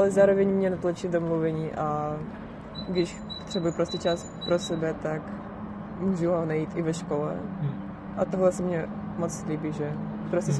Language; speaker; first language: Czech; non-native, fluent; Russian